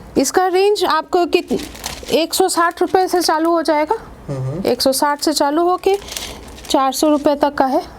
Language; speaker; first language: Hindi; native; Hindi